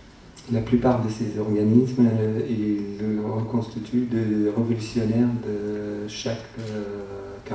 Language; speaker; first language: French; non-native, fluent; Arabic